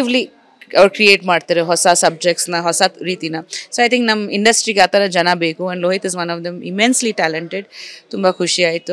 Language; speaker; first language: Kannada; non-native, fluent; Bangla